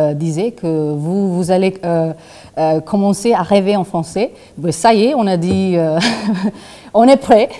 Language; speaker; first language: French; non-native, fluent; Albanian